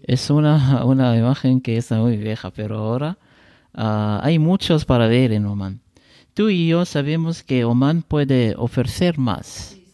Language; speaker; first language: Spanish; non-native, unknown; Arabic